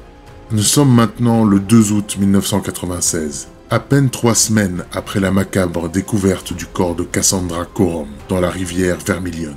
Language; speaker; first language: French; native; French